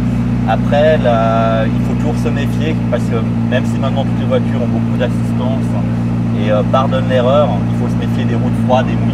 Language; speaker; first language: French; native; French